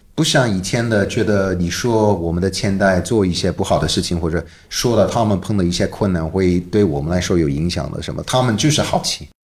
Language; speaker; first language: Chinese; non-native, fluent; English